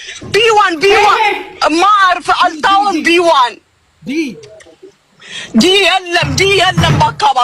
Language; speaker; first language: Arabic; non-native, learner; Amharic